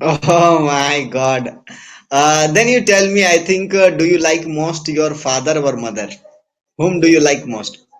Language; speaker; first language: English; non-native, fluent; Hindi